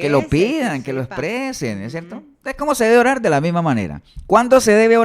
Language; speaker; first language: Spanish; native; Spanish